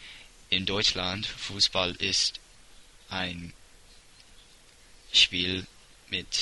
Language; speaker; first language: German; non-native, learner; English